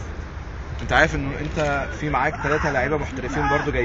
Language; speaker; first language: Arabic; native; Arabic